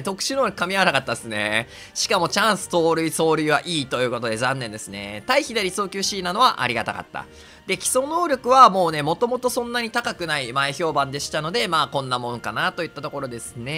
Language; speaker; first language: Japanese; native; Japanese